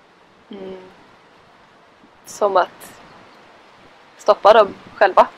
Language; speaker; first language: Swedish; native; Swedish